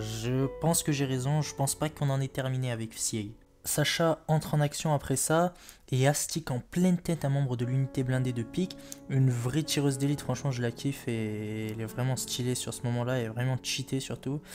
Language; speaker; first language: French; native; French